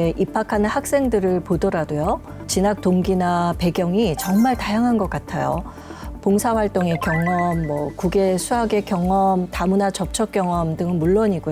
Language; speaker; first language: Korean; native; Korean